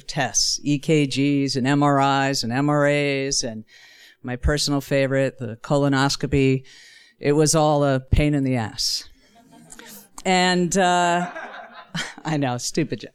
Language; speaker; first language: English; native; English